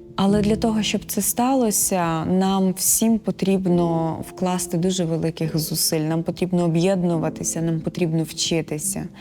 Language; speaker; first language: Ukrainian; non-native, local second language; Romany